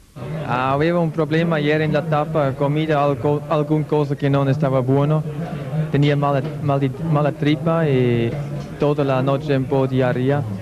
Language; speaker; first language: Spanish; non-native, learner; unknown